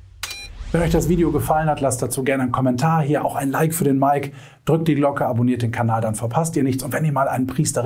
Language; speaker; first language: German; native; German